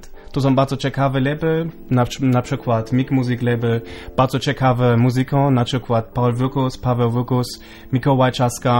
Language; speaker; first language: Polish; non-native, local second language; German